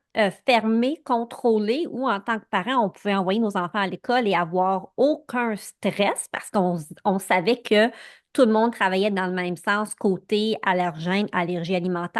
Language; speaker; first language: French; native; French